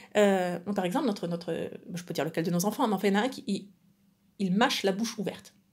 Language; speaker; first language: French; native; French